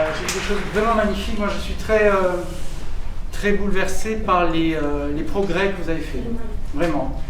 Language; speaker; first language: French; native; French